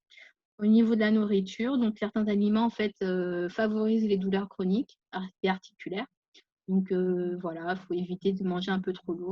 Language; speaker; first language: French; native; French